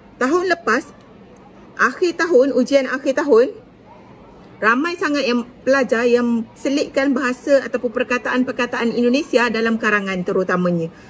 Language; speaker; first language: Malay; native; Malay